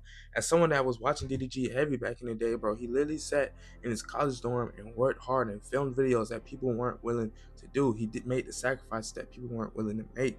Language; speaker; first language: English; native; English